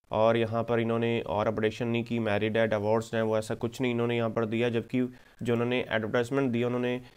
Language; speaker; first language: Hindi; non-native, local second language; Punjabi